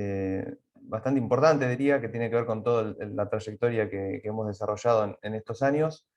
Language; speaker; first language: Spanish; native; Spanish